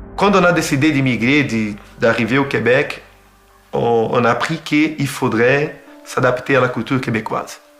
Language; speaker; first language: French; non-native, fluent; Portuguese